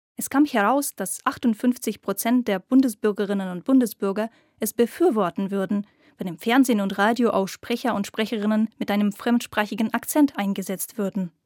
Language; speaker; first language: German; non-native, fluent; Russian